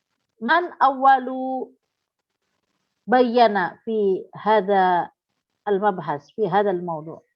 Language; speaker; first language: Arabic; non-native, fluent; Indonesian